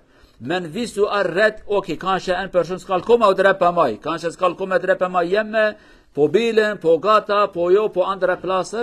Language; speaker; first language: Norwegian; non-native, fluent; Kurdish